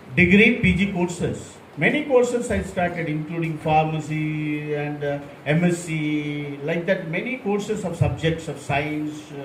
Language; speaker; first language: English; non-native, local second language; Telugu